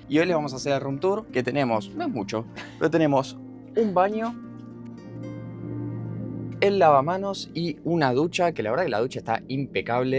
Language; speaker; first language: Spanish; native; Spanish